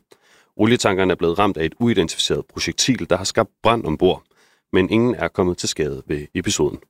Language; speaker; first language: Danish; native; Danish